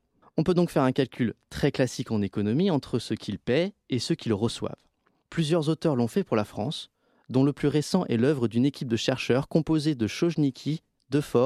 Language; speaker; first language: French; native; French